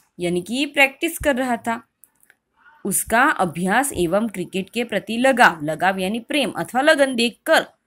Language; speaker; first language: Hindi; non-native, local second language; Gujarati